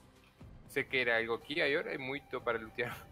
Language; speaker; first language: Portuguese; non-native, learner; Spanish